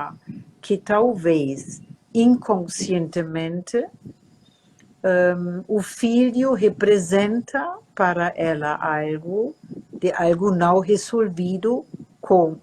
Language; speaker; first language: Portuguese; non-native, fluent; German